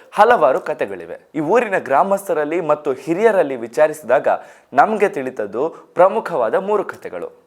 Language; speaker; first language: Kannada; non-native, local second language; Tulu